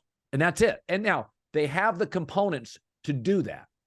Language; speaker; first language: English; native; English